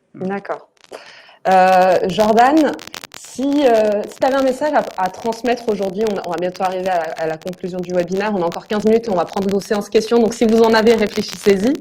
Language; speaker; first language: French; native; French